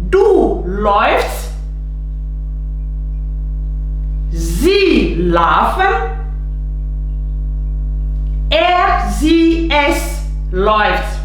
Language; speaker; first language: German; non-native, fluent; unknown